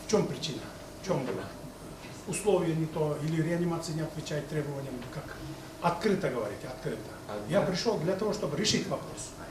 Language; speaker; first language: Russian; non-native, local second language; Kyrgyz